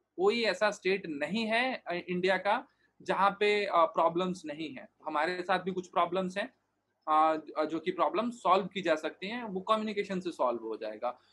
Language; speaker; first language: Hindi; native; Hindi